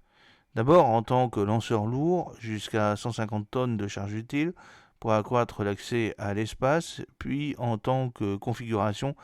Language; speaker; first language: French; native; French